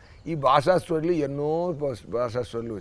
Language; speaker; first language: Telugu; non-native, learner; Tamil